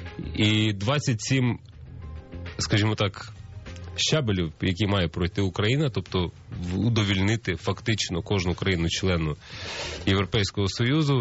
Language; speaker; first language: Ukrainian; native; Ukrainian